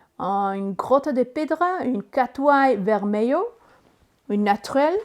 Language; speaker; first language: French; non-native, learner; Italian